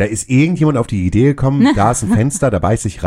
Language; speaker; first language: German; native; German